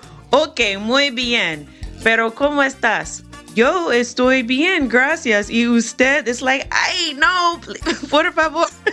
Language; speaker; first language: Spanish; non-native, fluent; English